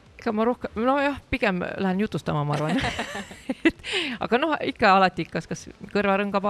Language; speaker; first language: Estonian; native; Estonian